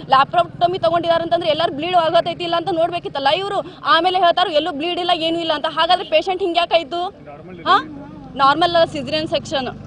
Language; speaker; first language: Kannada; native; Kannada